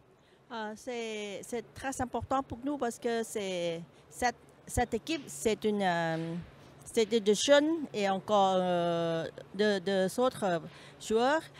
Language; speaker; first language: French; non-native, learner; Thai